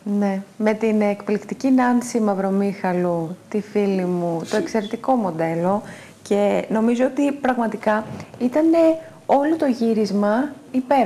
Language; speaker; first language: Greek; native; Greek